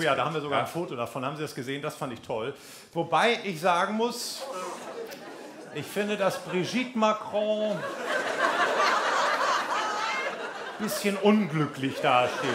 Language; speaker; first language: German; native; German